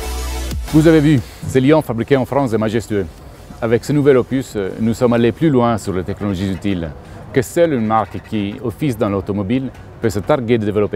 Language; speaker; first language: French; native; French